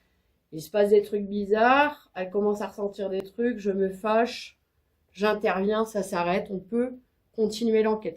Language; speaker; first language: French; native; French